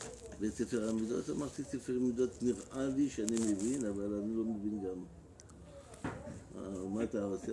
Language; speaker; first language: Hebrew; non-native, fluent; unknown